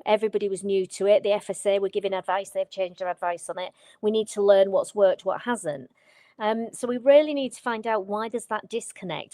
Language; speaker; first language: English; native; English